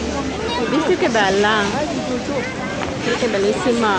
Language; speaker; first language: Italian; non-native, learner; Filipino